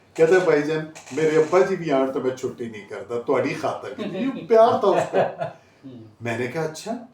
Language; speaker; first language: Urdu; non-native, local second language; Punjabi